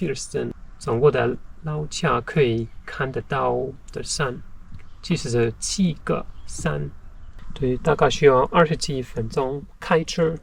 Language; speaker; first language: Chinese; non-native, fluent; German